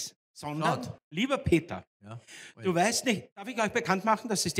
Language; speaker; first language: German; native; German